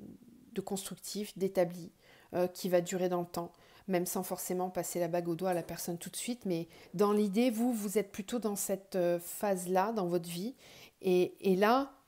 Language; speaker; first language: French; native; French